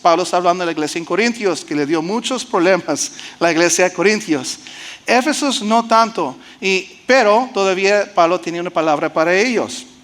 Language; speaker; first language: Spanish; early bilingual, heritage; Spanish